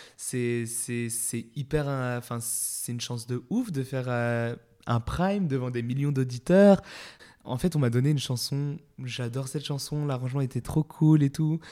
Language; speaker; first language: French; native; French